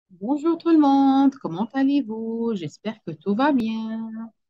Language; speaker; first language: French; non-native, fluent; Arabic